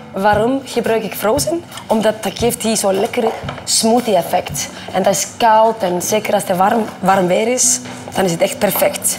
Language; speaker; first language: Dutch; non-native, fluent; Icelandic